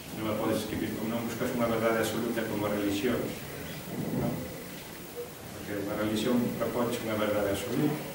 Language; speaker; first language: Galician; non-native, local second language; Spanish